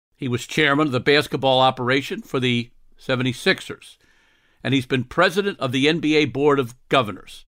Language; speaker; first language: English; native; English